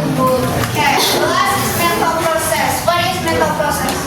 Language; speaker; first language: English; non-native, fluent; Indonesian